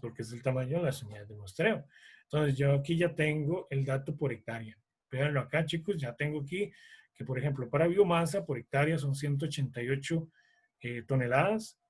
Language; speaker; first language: Spanish; native; Spanish